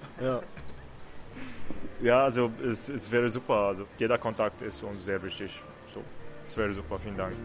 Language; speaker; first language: German; non-native, learner; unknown